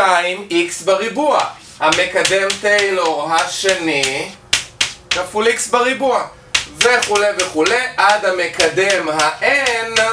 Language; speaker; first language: Hebrew; native; Hebrew